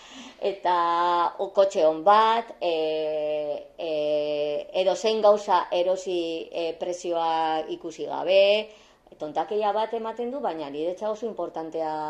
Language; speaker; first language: Basque; non-native, learner; Spanish